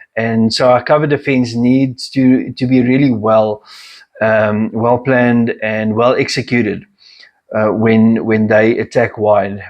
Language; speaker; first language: English; non-native, local second language; Afrikaans